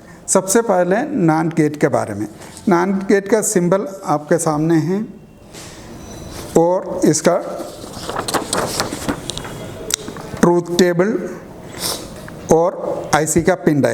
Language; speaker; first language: Hindi; native; Hindi